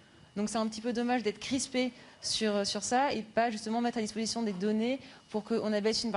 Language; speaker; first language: French; native; French